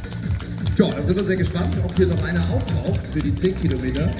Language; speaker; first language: German; native; German